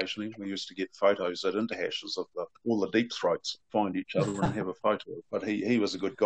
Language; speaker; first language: English; native; English